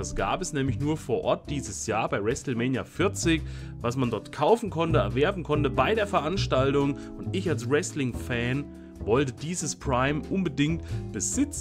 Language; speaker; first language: German; native; German